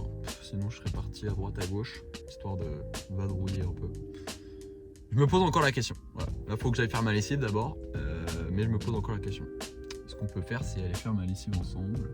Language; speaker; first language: French; native; French